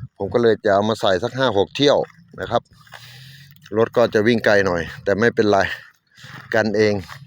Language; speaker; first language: Thai; non-native, local second language; Northeastern Thai